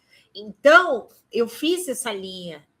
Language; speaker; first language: Portuguese; native; Portuguese